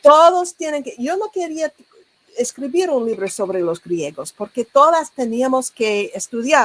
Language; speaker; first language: Spanish; non-native, learner; English